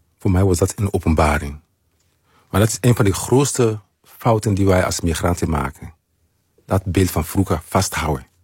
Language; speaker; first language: Dutch; non-native, fluent; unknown